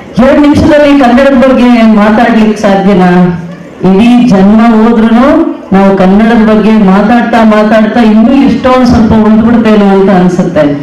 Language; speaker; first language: Kannada; native; Kannada